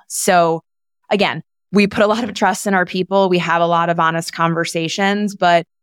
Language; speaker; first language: English; native; English